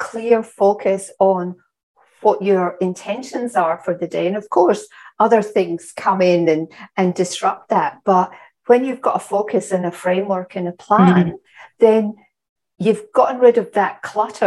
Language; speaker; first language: English; native; English